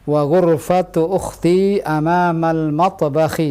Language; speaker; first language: Arabic; non-native, fluent; Indonesian